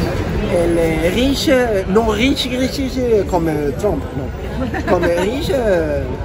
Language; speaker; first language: French; non-native, learner; Spanish